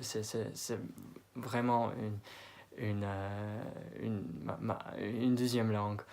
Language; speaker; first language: French; non-native, fluent; English